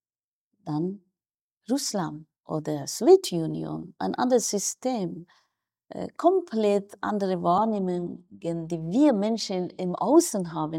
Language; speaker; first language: German; non-native, fluent; Persian